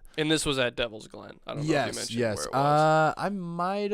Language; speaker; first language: English; native; English